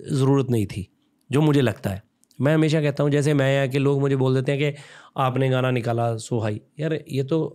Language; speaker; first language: Hindi; non-native, local second language; Punjabi